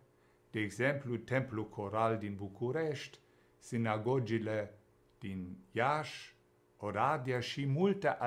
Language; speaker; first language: Romanian; non-native, fluent; German